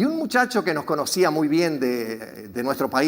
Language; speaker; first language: Spanish; native; Spanish